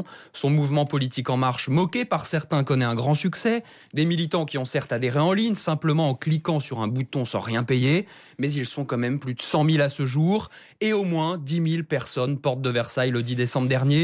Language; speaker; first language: French; native; French